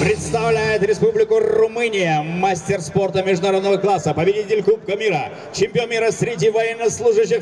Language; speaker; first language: Russian; non-native, local second language; Kazakh